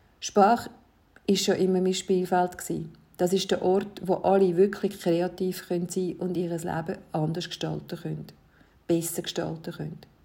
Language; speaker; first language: German; early bilingual, other home language; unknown